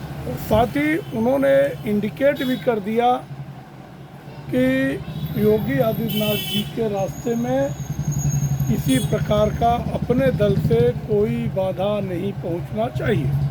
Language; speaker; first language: Hindi; native; Hindi